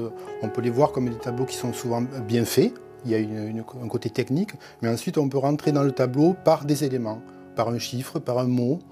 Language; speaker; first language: French; native; French